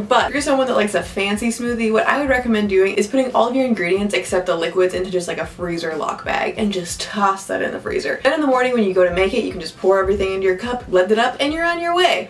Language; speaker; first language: English; native; English